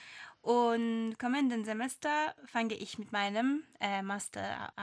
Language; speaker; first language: German; non-native, fluent; Turkish